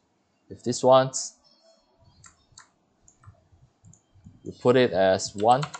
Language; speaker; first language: English; non-native, fluent; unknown